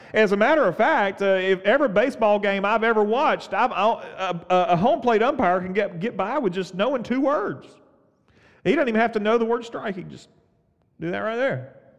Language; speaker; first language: English; native; English